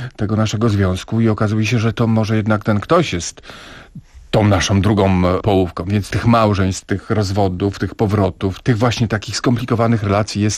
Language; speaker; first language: Polish; native; Polish